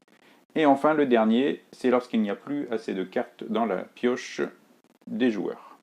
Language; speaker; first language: French; native; French